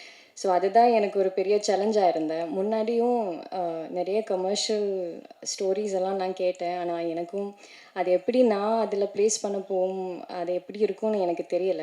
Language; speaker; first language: Tamil; non-native, learner; Malayalam